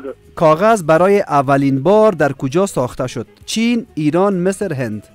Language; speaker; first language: Persian; native; Persian